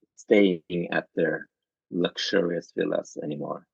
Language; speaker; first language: English; non-native, fluent; Norwegian